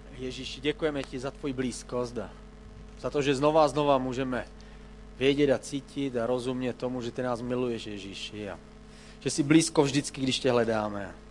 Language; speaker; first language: Czech; native; Czech